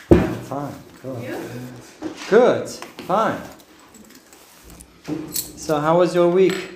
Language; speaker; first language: English; non-native, fluent; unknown